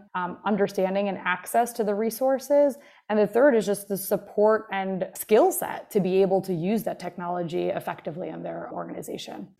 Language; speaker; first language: English; native; English